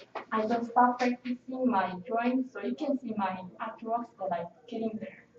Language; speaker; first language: English; non-native, learner; Korean